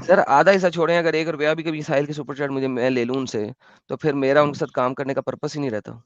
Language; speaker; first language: Urdu; native; Urdu